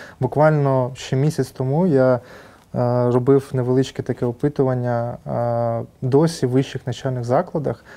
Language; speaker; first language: Ukrainian; non-native, local second language; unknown